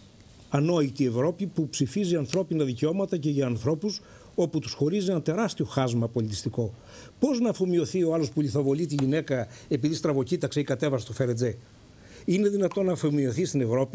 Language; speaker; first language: Greek; native; Greek